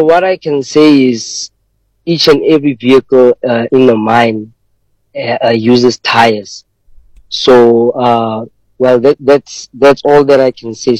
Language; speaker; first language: English; non-native, local second language; Tswana